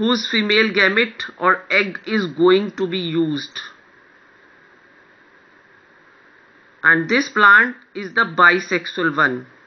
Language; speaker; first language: English; non-native, local second language; Hindi